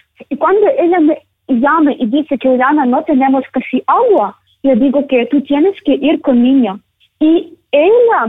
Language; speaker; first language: Spanish; non-native, learner; Ukrainian